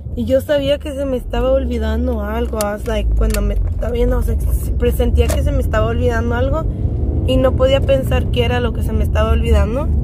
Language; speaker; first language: Spanish; early bilingual, heritage; Spanish